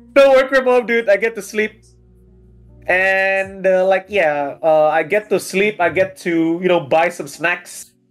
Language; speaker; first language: English; early bilingual, other home language; Indonesian